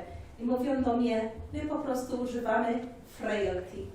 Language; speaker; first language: Polish; early bilingual, heritage; Polish